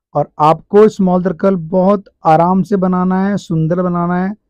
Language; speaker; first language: Hindi; native; Hindi